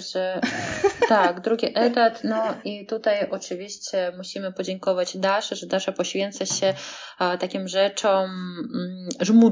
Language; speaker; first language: Polish; non-native, fluent; Russian